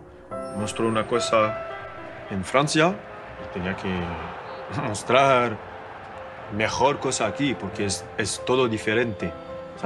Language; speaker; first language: Spanish; non-native, learner; French